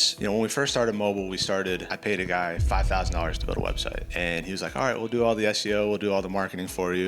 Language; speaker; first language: English; native; English